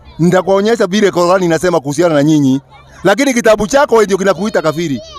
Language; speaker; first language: Swahili; non-native, local second language; Kikuyu